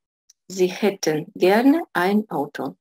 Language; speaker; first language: German; non-native, fluent; Russian